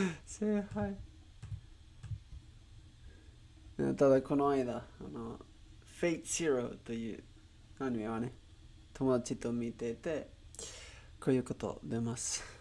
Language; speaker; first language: Japanese; non-native, learner; Spanish